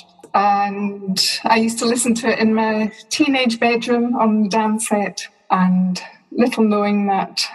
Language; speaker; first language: English; native; English